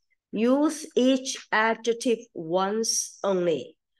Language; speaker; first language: English; non-native, local second language; Cantonese